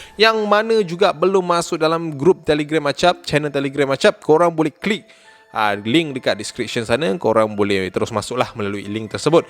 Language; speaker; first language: Malay; native; Malay